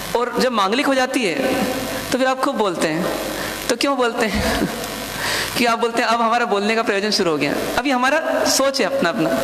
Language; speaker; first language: Hindi; non-native, local second language; Marwari